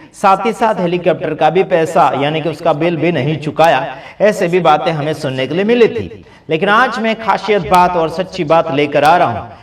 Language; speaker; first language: Hindi; non-native, local second language; Gujarati